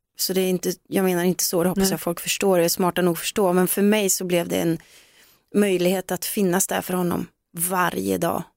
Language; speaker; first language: Swedish; native; Swedish